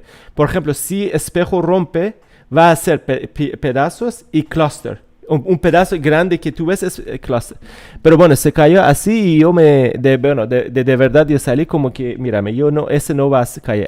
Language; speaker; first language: Spanish; non-native, fluent; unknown